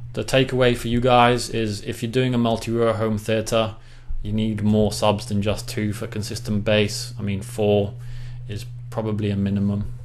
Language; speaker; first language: English; native; English